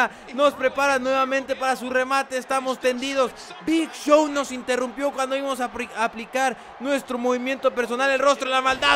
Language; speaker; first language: Spanish; native; Spanish